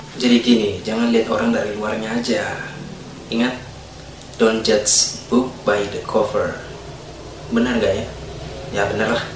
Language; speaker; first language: Indonesian; native; Indonesian